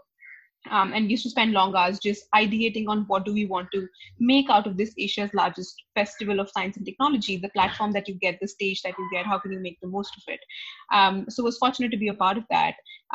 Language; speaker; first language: English; non-native, local second language; Hindi